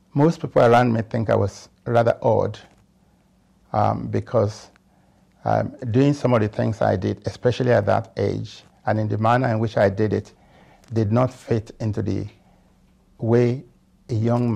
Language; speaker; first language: English; non-native, local second language; Yoruba